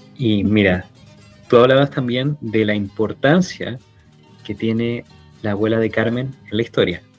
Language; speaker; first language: Spanish; native; Spanish